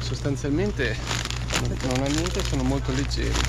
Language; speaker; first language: Italian; native; Italian